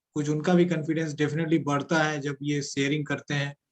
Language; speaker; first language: Hindi; non-native, local second language; Bangla